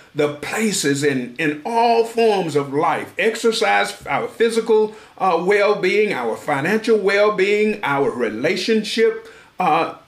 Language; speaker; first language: English; native; English